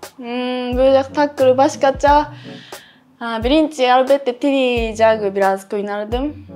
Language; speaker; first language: Kyrgyz; non-native, fluent; Japanese